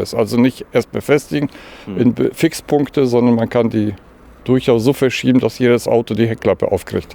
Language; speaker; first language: German; early bilingual, other home language; Polish